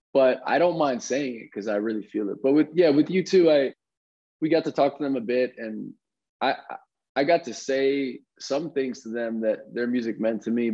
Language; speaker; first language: English; native; English